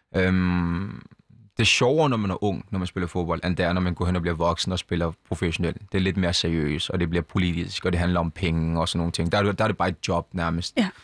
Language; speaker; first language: Danish; early bilingual, other home language; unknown